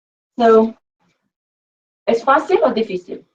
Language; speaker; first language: Spanish; non-native, fluent; English